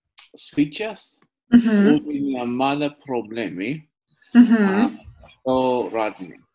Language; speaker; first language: Russian; non-native, learner; English